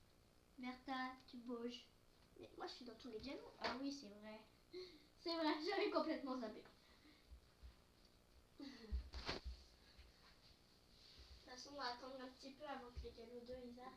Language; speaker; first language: French; native; French